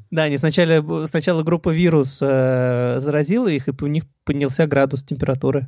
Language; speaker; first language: Russian; native; Russian